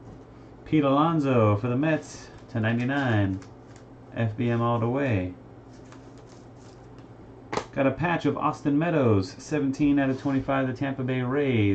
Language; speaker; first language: English; native; English